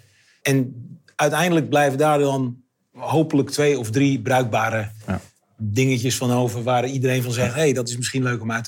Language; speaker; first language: Dutch; native; Dutch